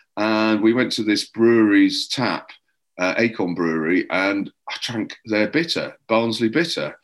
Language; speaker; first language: English; native; English